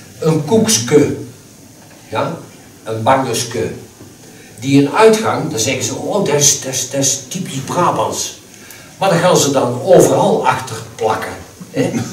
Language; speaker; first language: Dutch; native; Dutch